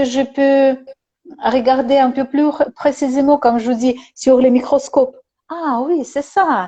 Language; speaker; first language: French; non-native, learner; Russian